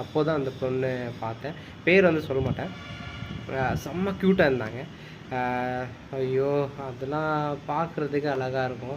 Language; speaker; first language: Tamil; non-native, local second language; Hindi